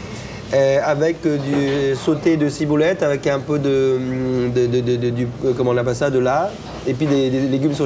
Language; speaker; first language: French; non-native, fluent; Chinese